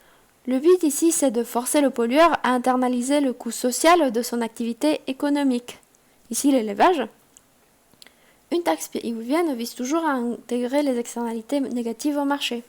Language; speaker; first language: French; non-native, fluent; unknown